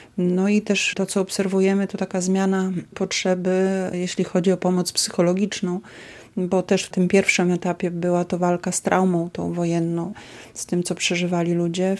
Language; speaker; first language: Polish; native; Polish